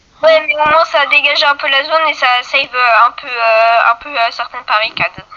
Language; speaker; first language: French; native; French